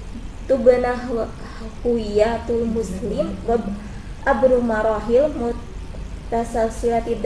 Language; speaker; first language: Arabic; non-native, learner; Indonesian